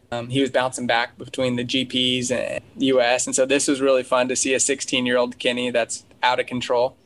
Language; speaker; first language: English; native; English